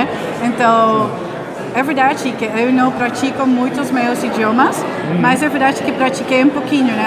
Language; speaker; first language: Portuguese; non-native, learner; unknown